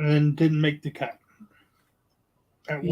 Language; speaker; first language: English; native; English